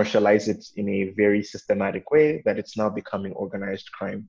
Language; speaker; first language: English; non-native, local second language; Nyanja